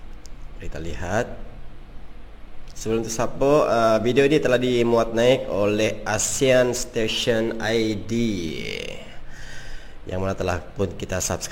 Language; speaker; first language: Malay; native; Malay